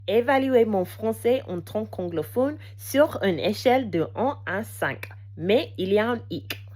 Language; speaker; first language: French; non-native, fluent; English